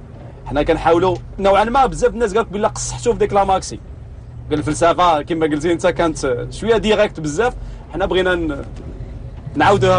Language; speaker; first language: Arabic; native; Arabic